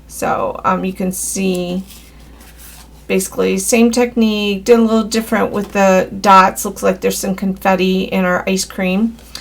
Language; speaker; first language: English; native; English